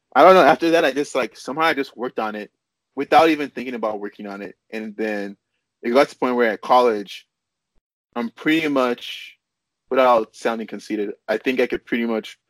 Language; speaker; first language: English; non-native, local second language; Yoruba